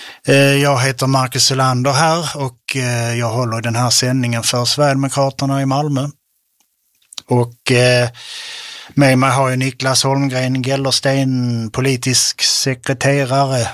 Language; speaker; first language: Swedish; native; Swedish